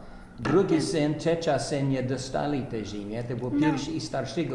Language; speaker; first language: Polish; early bilingual, heritage; English